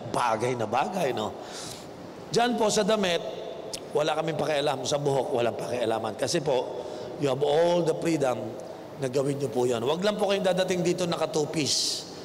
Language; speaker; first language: Filipino; native; Filipino